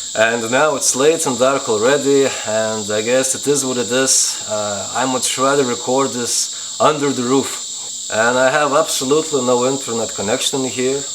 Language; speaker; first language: English; non-native, fluent; Lithuanian